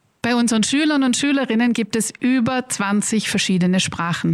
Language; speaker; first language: German; native; German